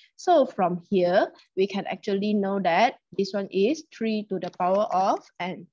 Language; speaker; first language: English; non-native, local second language; Chinese